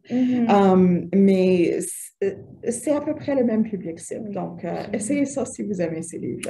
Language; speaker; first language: French; native; French